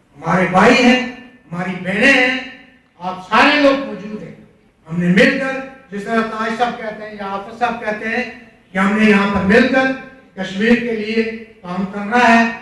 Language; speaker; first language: Urdu; non-native, local second language; Pahari-Potwari